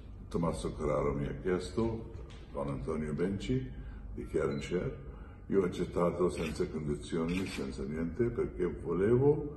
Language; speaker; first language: Italian; non-native, fluent; Hindi